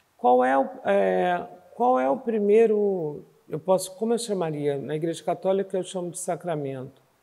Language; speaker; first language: Portuguese; native; Portuguese